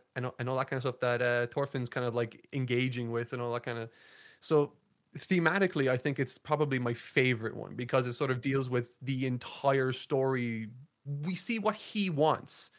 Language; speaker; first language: English; native; English